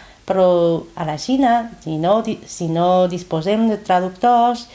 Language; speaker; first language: Catalan; non-native, fluent; Chinese